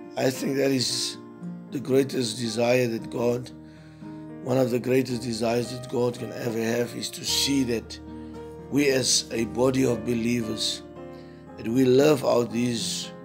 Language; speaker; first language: English; non-native, local second language; Afrikaans